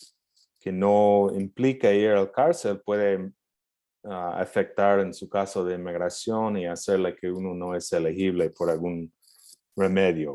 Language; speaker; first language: Spanish; non-native, fluent; English